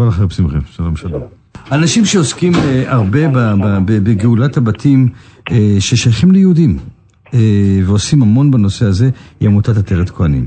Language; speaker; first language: Hebrew; native; Hebrew